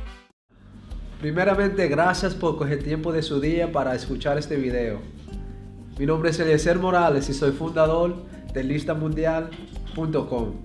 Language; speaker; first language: Spanish; early bilingual, heritage; Spanish